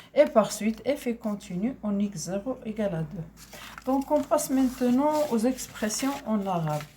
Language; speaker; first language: French; non-native, local second language; Arabic